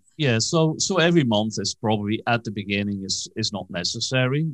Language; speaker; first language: English; non-native, fluent; German